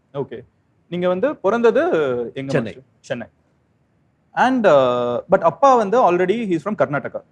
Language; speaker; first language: Tamil; native; Tamil